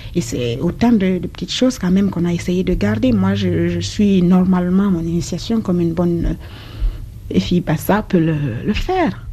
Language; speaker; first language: French; non-native, local second language; Basaa